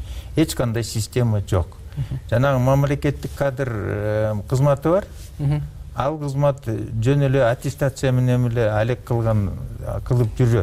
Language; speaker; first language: Kyrgyz; native; Kyrgyz